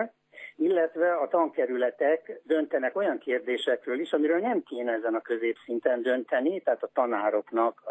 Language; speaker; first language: Hungarian; native; Hungarian